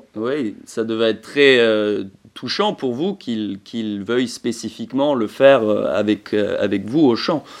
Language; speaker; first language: French; native; French